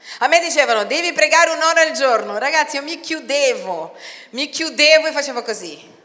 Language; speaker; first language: Italian; non-native, fluent; Portuguese